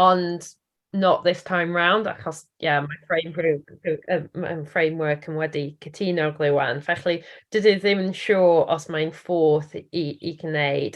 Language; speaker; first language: Welsh; non-native, learner; English